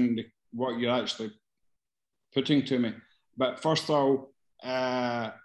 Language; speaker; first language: English; native; English